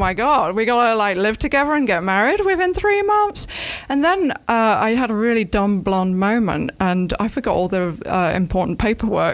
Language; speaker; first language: English; native; English